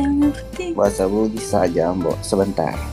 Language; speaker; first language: Indonesian; non-native, local second language; Buginese